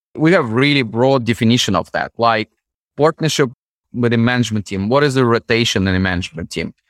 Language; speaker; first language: English; non-native, fluent; Russian